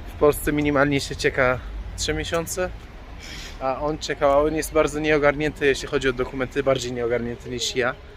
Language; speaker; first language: Polish; non-native, fluent; Persian